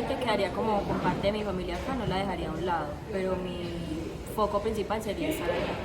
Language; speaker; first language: Spanish; native; Spanish